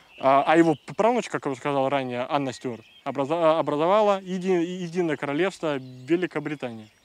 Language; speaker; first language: Russian; non-native, fluent; English